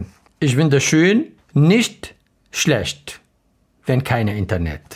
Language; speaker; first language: German; non-native, learner; Arabic